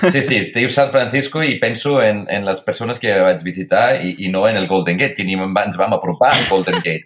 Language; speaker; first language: Catalan; non-native, fluent; Icelandic